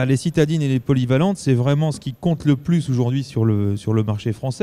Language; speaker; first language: French; native; French